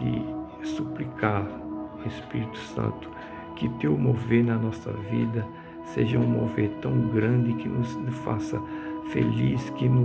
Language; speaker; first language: Portuguese; native; Portuguese